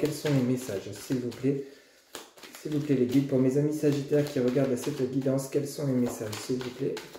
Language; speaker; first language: French; native; French